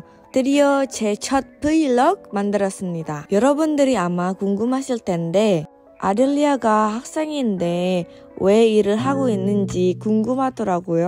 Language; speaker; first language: Korean; non-native, fluent; Indonesian